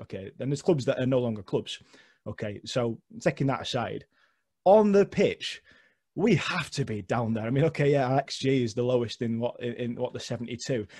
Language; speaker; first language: English; native; English